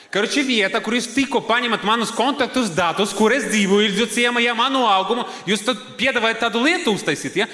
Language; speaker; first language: Latvian; non-native, local second language; Russian